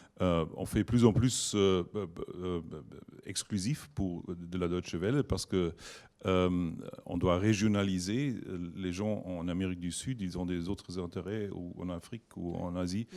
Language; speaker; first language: French; non-native, learner; German